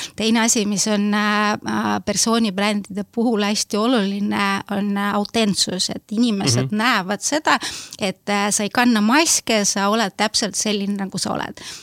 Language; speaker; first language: Estonian; non-native, local second language; Russian